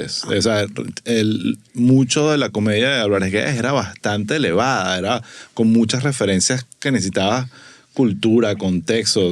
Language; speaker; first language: Spanish; native; Spanish